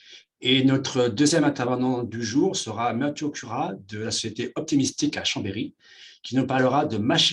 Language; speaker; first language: French; native; French